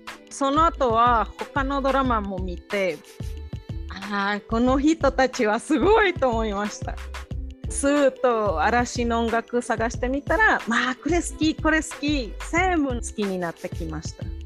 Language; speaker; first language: Japanese; non-native, fluent; Spanish